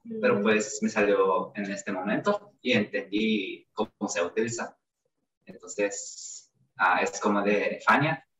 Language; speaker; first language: Spanish; non-native, learner; Japanese